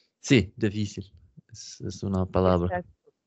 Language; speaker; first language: Spanish; non-native, learner; Norwegian